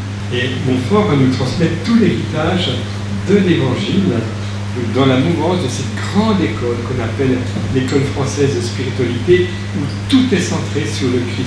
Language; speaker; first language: French; native; French